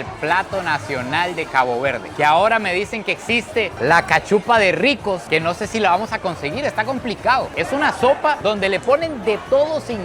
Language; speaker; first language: Spanish; native; Spanish